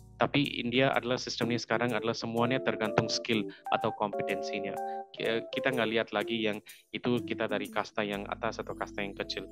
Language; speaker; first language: Indonesian; non-native, fluent; Hindi